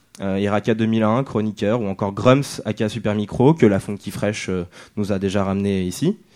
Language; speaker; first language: French; native; French